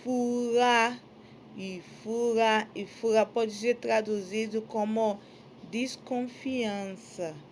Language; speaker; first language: Portuguese; non-native, fluent; Yoruba